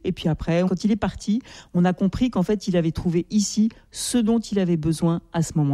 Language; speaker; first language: French; native; French